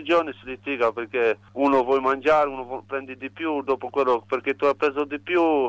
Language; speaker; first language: Italian; non-native, learner; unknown